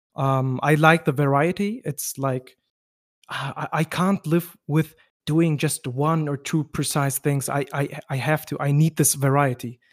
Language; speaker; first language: English; non-native, fluent; German